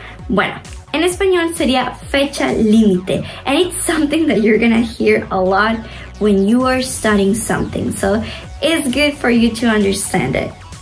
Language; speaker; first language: English; non-native, fluent; Spanish